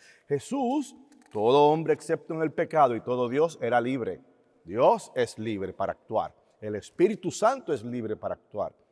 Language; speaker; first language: Spanish; native; Spanish